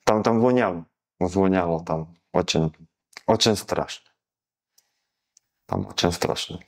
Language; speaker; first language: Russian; non-native, learner; Slovak